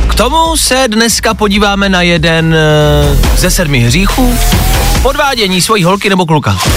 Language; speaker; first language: Czech; native; Czech